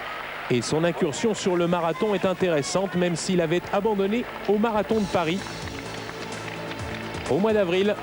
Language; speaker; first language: French; native; French